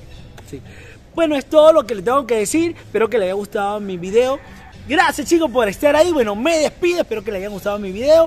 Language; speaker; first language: Spanish; native; Spanish